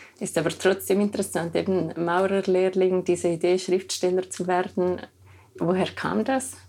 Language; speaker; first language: German; native; German